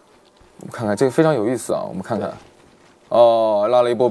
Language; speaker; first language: Chinese; native; Chinese